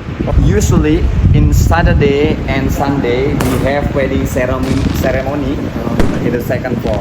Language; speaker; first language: English; non-native, learner; Indonesian